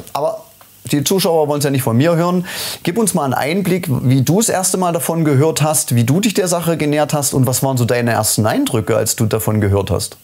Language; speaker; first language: German; native; German